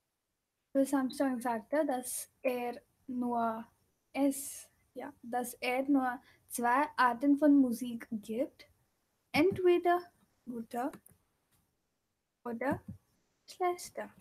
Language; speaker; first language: German; non-native, fluent; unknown